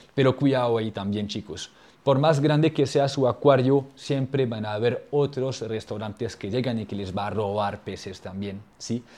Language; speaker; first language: Spanish; non-native, fluent; French